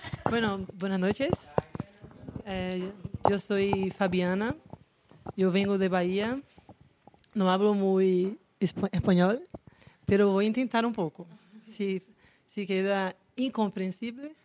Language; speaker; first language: Spanish; non-native, learner; Portuguese